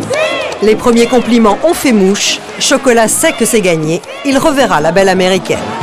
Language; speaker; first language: French; native; French